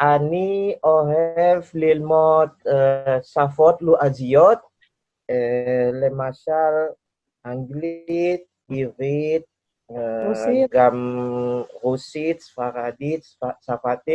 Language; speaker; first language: Hebrew; non-native, learner; Indonesian